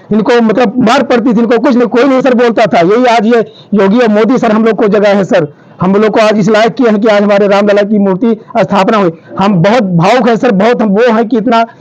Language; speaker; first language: Hindi; native; Hindi